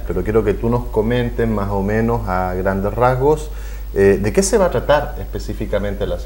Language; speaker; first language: Spanish; native; Spanish